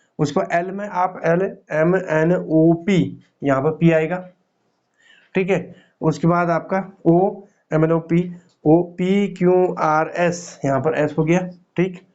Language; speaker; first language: Hindi; native; Hindi